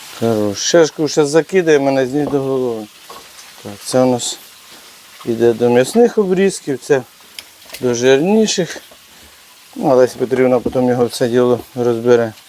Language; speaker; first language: Ukrainian; native; Ukrainian